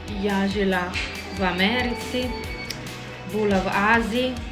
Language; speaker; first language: Ukrainian; non-native, learner; Italian